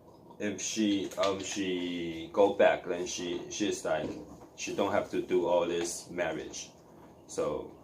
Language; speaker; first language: English; non-native, learner; Chinese